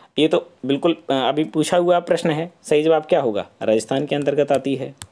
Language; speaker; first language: Hindi; native; Hindi